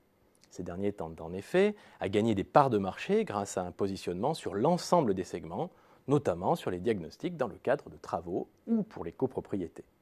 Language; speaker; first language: French; native; French